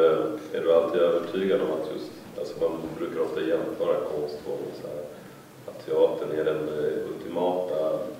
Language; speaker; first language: Swedish; native; Swedish